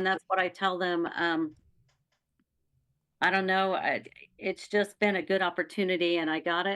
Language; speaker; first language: English; native; English